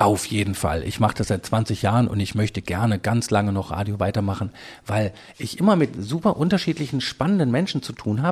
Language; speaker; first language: German; native; German